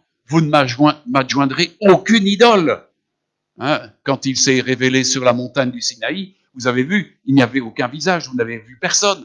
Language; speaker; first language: French; native; French